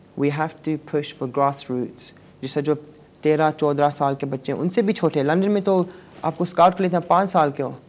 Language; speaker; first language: Urdu; native; Urdu